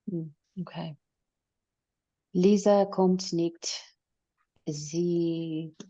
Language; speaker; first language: German; non-native, learner; English